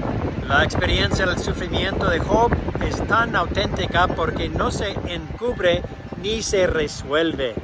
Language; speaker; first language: Spanish; non-native, fluent; English